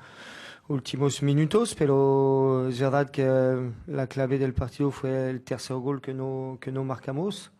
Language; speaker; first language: Spanish; non-native, fluent; French